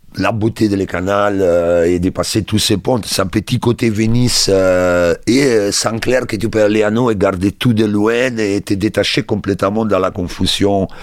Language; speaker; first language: French; non-native, learner; Italian